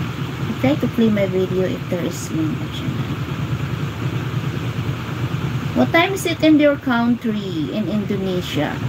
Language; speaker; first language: English; non-native, local second language; Filipino